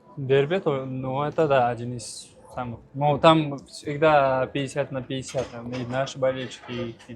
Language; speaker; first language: Russian; non-native, local second language; Uzbek